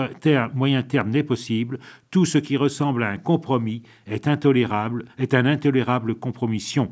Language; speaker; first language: French; native; French